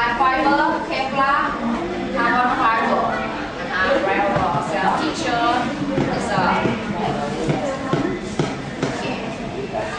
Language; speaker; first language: English; non-native, learner; Thai